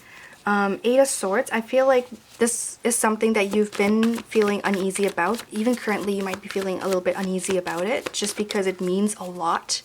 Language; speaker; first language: English; native; English